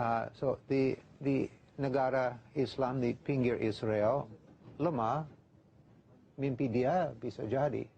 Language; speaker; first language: Indonesian; non-native, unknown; English